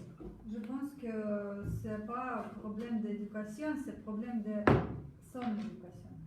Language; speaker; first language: French; non-native, learner; Russian